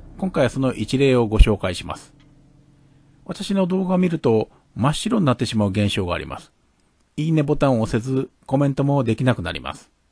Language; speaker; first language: Japanese; native; Japanese